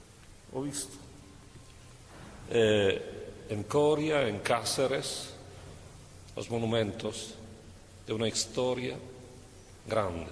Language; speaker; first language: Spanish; non-native, fluent; Italian